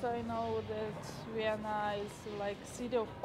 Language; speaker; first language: English; non-native, learner; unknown